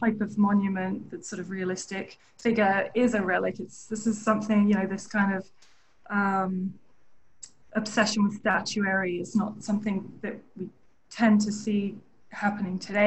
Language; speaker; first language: English; native; English